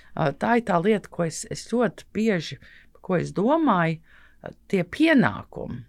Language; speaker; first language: Latvian; early bilingual, heritage; Latvian